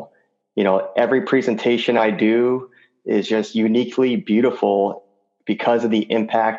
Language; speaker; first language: English; native; English